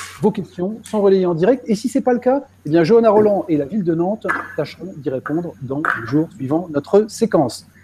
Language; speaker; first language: French; native; French